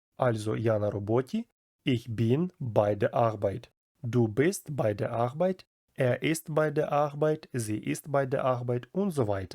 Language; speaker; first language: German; non-native, fluent; Ukrainian